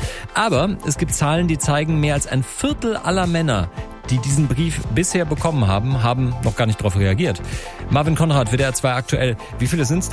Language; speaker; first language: German; native; German